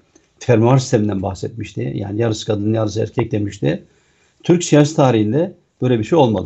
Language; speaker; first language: Turkish; native; Turkish